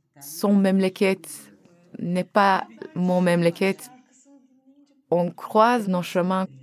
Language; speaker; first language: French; non-native, fluent; Turkish